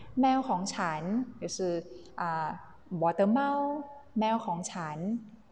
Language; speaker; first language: Chinese; non-native, fluent; Thai